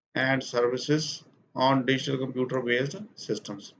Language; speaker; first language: English; non-native, local second language; Punjabi